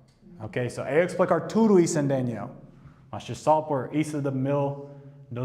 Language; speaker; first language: Portuguese; non-native, learner; English